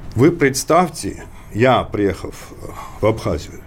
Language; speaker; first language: Russian; non-native, local second language; Georgian